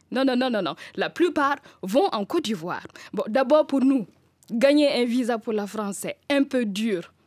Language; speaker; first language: French; non-native, local second language; Mossi